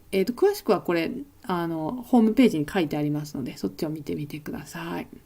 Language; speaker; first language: Japanese; native; Japanese